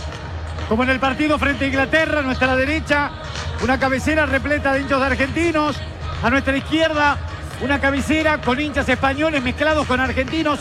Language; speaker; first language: Spanish; native; Spanish